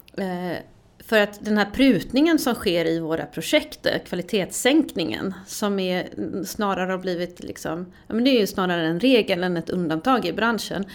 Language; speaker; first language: Swedish; native; Swedish